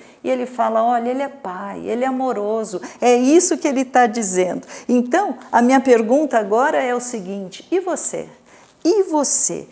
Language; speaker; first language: Portuguese; native; Portuguese